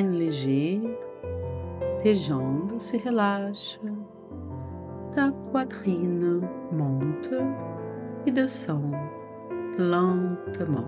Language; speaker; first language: French; non-native, fluent; Portuguese